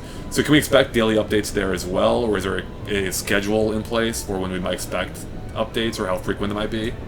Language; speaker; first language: English; native; English